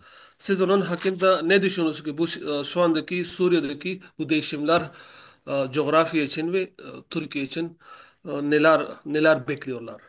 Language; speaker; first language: Turkish; non-native, learner; Urdu